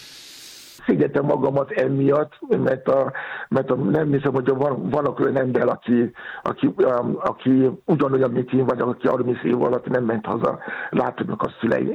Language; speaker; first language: Hungarian; non-native, learner; Yoruba